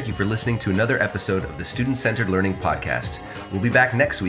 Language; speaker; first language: English; native; English